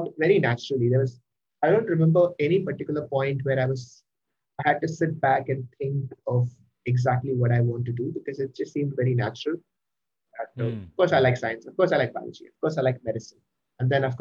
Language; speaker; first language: English; non-native, local second language; Malayalam